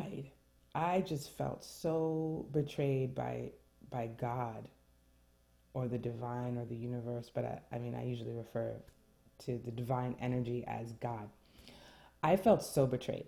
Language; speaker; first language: English; early bilingual, other home language; French